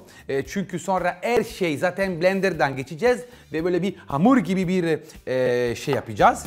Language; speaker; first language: Turkish; non-native, fluent; Italian